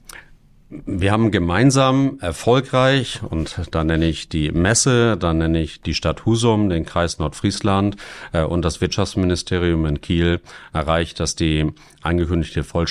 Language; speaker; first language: German; native; German